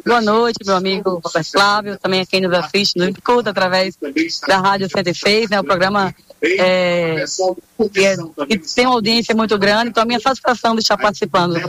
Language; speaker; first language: Portuguese; native; Portuguese